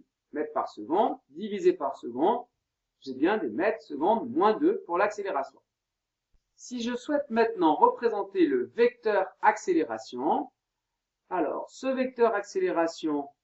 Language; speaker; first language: French; native; French